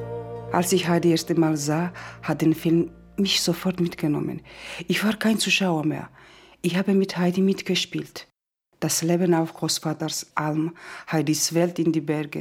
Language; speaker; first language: German; non-native, learner; Georgian